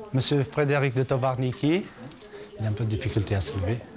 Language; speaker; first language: French; non-native, fluent; Portuguese